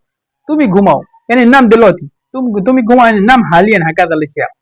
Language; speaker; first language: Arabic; non-native, fluent; Bangla